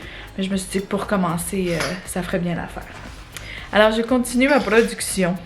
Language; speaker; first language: French; native; French